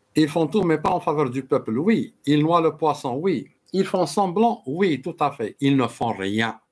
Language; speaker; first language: French; non-native, local second language; Arabic